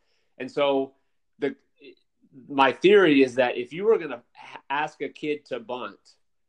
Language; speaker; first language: English; native; English